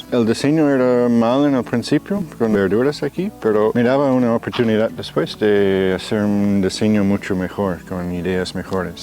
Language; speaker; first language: Spanish; non-native, fluent; English